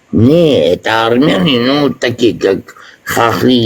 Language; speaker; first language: Russian; non-native, fluent; Armenian